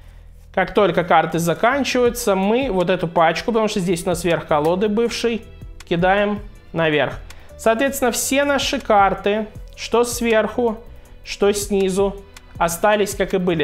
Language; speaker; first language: Russian; native; Russian